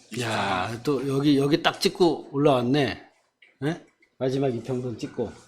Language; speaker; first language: Korean; native; Korean